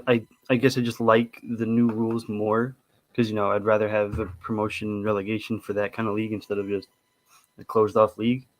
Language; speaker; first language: English; native; English